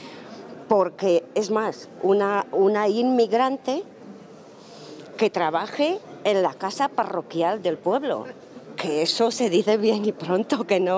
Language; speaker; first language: Spanish; non-native, fluent; Romanian